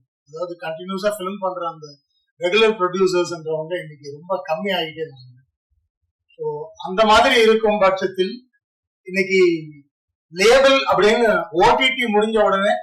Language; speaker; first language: Tamil; native; Tamil